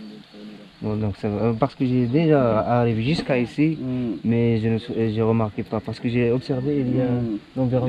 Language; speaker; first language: French; non-native, learner; Arabic